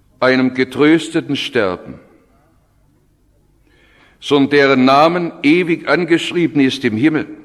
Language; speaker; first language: German; native; German